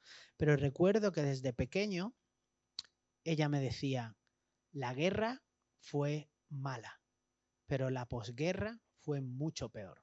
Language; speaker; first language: Spanish; native; Spanish